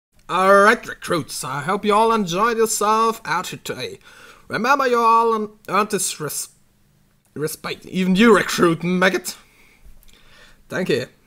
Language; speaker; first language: English; non-native, learner; German